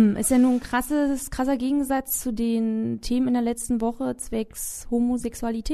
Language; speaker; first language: German; native; German